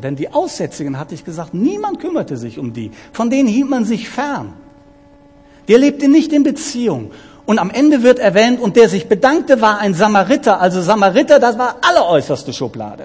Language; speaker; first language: German; native; German